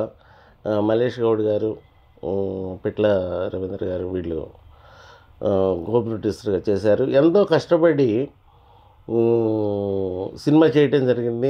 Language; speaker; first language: Telugu; native; Telugu